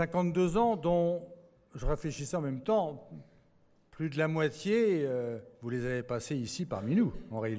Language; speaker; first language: French; native; French